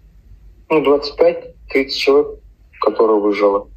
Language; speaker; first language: Russian; native; Russian